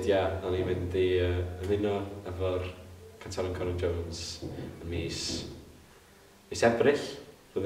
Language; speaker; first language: Welsh; non-native, local second language; English